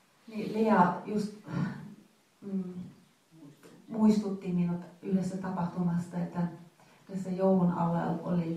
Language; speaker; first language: Finnish; non-native, fluent; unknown